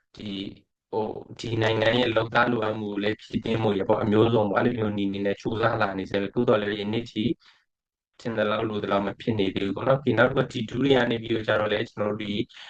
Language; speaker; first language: Burmese; native; Burmese